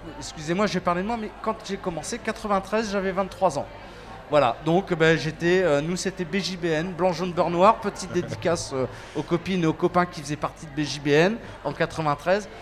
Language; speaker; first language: French; native; French